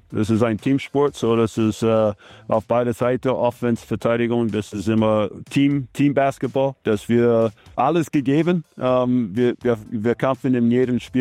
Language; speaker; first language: German; non-native, learner; English